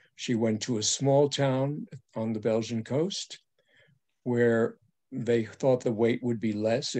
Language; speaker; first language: English; early bilingual, other home language; French